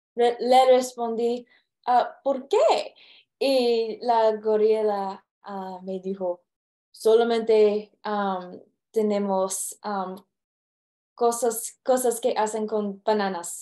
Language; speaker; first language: Spanish; non-native, learner; English